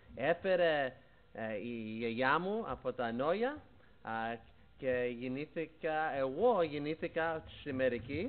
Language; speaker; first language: Greek; early bilingual, heritage; Greek